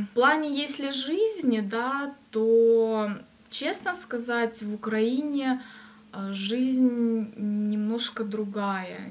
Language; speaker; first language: Russian; native; Russian